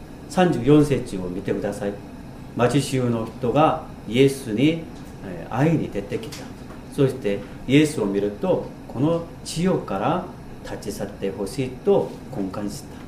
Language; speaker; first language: Japanese; non-native, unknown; Korean